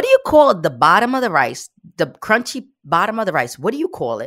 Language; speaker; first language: English; early bilingual, other home language; Spanish